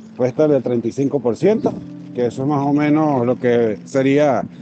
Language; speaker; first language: Spanish; native; Spanish